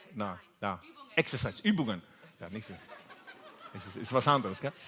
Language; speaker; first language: German; non-native, fluent; Italian